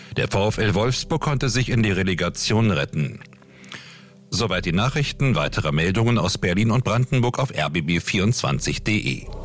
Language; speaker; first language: German; native; German